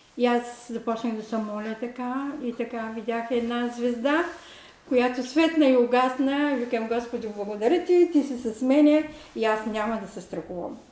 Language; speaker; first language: Bulgarian; non-native, local second language; Turkish